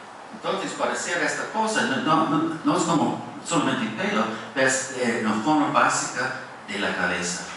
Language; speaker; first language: Spanish; non-native, fluent; English